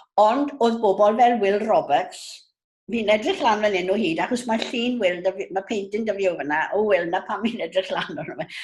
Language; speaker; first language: Welsh; native; Welsh